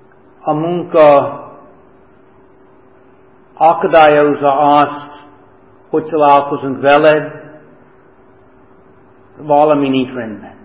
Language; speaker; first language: Hungarian; non-native, learner; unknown